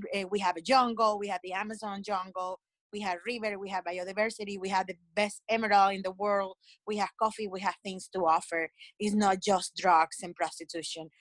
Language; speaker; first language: English; non-native, fluent; Spanish